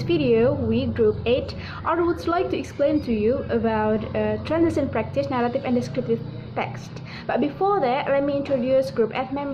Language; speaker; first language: English; non-native, learner; Indonesian